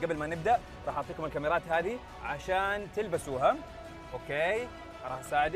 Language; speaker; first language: Arabic; native; Arabic